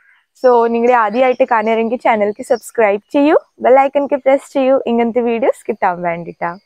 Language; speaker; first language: Malayalam; non-native, learner; Hindi